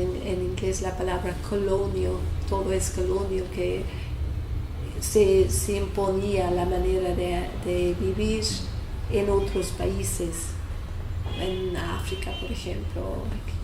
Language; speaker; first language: Spanish; non-native, fluent; English